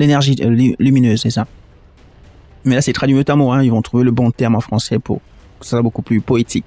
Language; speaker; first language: French; native; French